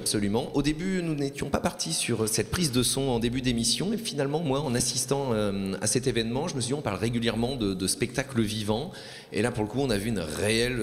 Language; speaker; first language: French; native; French